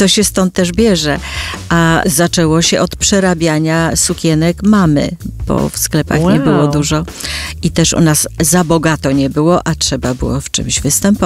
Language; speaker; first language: Polish; native; Polish